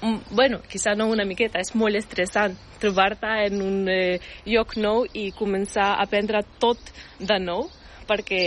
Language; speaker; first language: Catalan; non-native, fluent; Ukrainian